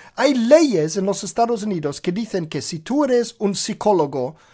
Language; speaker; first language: Spanish; non-native, fluent; English